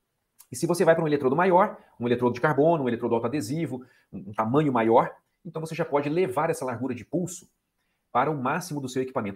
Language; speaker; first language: Portuguese; native; Portuguese